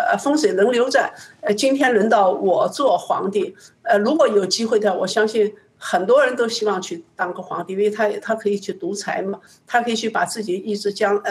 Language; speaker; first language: Chinese; native; Chinese